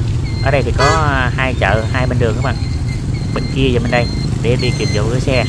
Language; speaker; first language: Vietnamese; native; Vietnamese